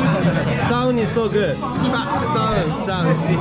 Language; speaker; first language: English; non-native, learner; Korean